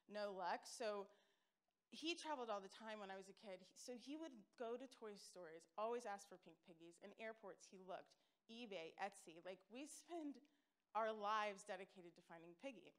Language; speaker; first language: English; native; English